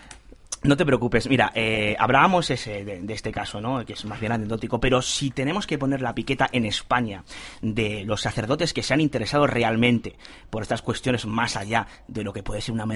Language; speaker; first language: Spanish; native; Spanish